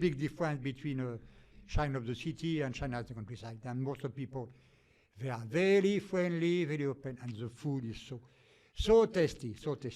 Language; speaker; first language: English; non-native, fluent; French